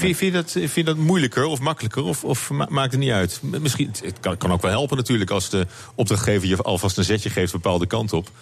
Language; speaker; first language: Dutch; native; Dutch